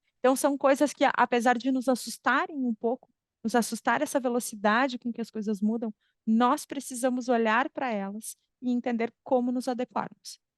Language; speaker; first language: Portuguese; native; Portuguese